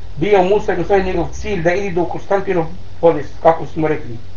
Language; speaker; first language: Bosnian; non-native, learner; Arabic